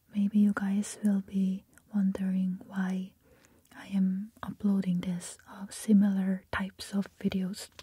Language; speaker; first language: English; non-native, fluent; Korean